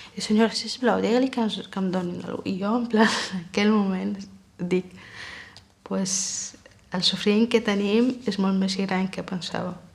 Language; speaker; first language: Catalan; non-native, fluent; Arabic